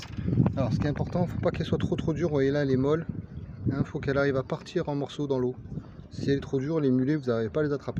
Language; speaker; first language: French; native; French